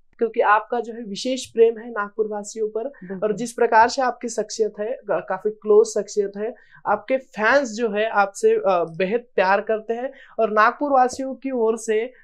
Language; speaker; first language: Hindi; native; Hindi